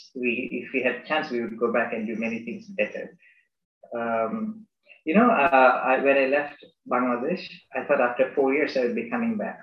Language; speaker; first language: English; non-native, local second language; Bangla